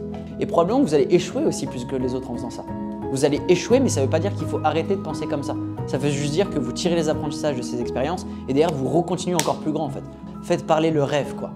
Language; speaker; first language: French; native; French